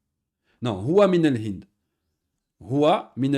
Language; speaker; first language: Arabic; non-native, fluent; French